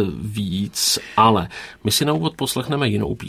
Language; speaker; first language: Czech; native; Czech